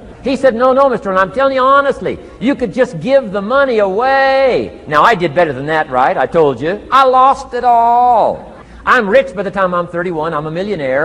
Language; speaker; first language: English; native; English